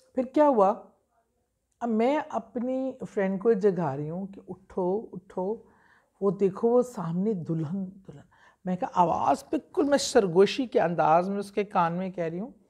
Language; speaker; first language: Urdu; native; Urdu